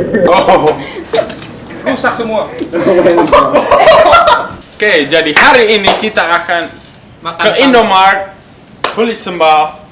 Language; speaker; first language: Indonesian; non-native, local second language; English